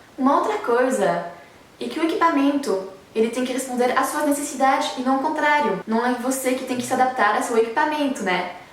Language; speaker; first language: Portuguese; non-native, fluent; French